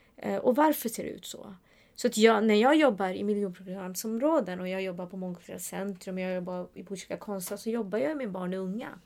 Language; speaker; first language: Swedish; early bilingual, other home language; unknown